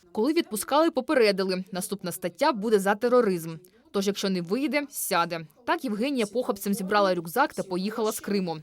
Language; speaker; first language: Ukrainian; native; Ukrainian